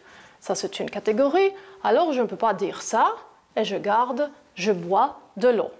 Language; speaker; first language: French; non-native, fluent; Greek